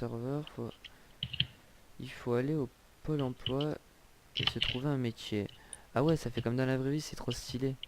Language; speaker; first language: French; native; French